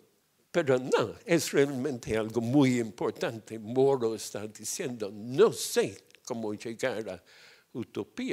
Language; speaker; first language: Spanish; non-native, fluent; English